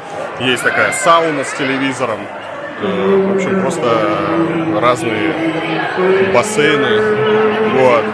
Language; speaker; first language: Russian; native; Russian